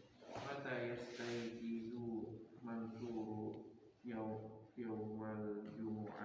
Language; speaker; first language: Arabic; non-native, learner; Indonesian